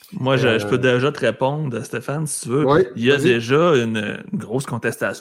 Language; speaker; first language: French; native; French